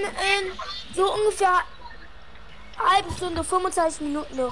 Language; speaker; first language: German; early bilingual, other home language; Turkish